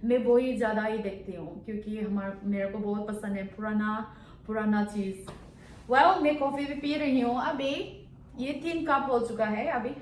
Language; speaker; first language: Hindi; non-native, local second language; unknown